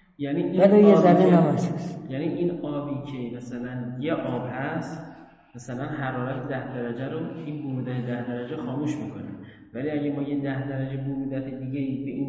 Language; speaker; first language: Persian; native; Persian